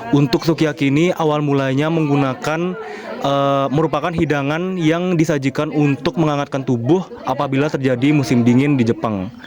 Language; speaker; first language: Indonesian; non-native, fluent; Japanese